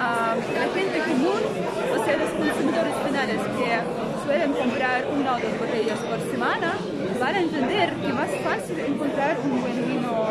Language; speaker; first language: Spanish; non-native, fluent; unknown